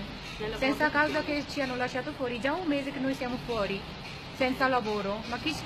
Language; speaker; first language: Italian; non-native, fluent; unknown